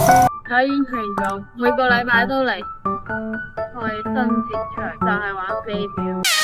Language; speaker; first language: Cantonese; native; Cantonese